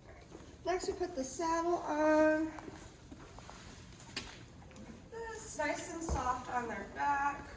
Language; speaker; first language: English; native; English